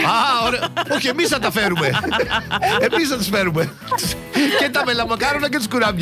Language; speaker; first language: Greek; native; Greek